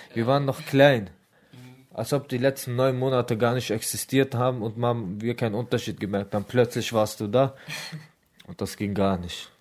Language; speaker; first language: German; early bilingual, other home language; Arabic